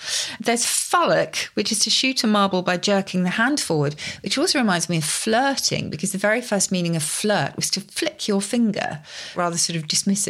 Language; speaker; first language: English; native; English